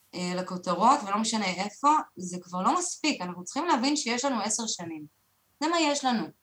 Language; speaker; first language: Hebrew; native; Hebrew